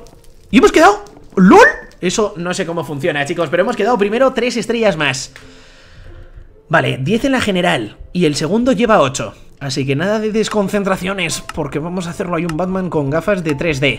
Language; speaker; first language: Spanish; native; Spanish